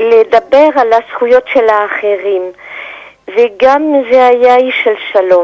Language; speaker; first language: Hebrew; non-native, fluent; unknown